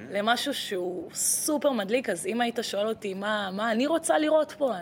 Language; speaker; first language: Hebrew; early bilingual, other home language; Russian